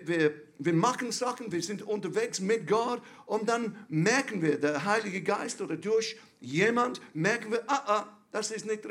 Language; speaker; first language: German; non-native, fluent; English